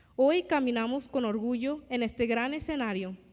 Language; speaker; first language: Spanish; early bilingual, other home language; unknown